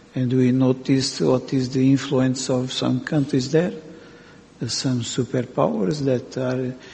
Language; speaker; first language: English; non-native, fluent; Portuguese